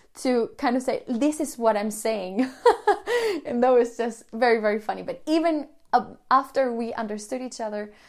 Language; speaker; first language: English; non-native, fluent; Spanish